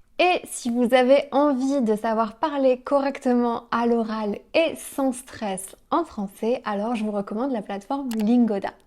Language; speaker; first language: French; native; French